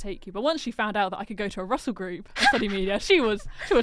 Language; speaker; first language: English; native; English